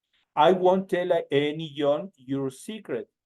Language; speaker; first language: English; non-native, learner; Spanish